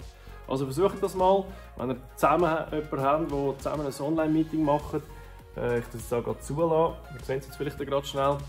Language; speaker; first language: German; native; German